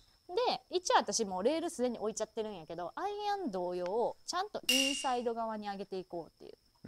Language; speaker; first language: Japanese; native; Japanese